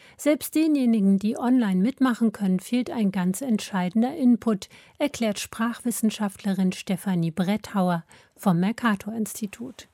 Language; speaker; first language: German; native; German